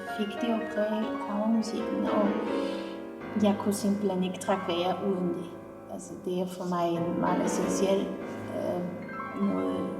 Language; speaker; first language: Danish; non-native, fluent; Armenian